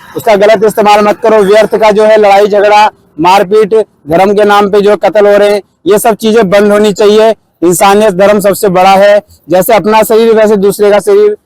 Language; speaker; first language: Hindi; native; Hindi